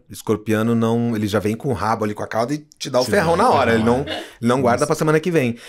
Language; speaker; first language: Portuguese; native; Portuguese